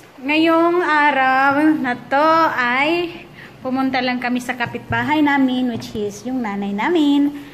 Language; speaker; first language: Filipino; non-native, local second language; Cebuano